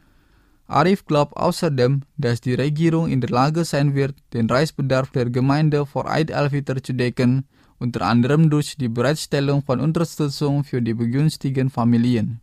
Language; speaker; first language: German; non-native, fluent; Indonesian